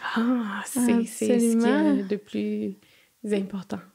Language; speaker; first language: French; non-native, fluent; English